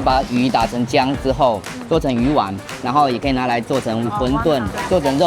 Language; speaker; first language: Chinese; native; Chinese